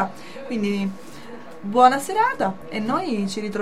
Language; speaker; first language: Italian; native; Italian